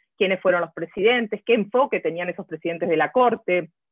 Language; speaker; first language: Spanish; native; Spanish